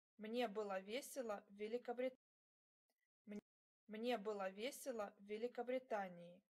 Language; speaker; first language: Russian; non-native, learner; English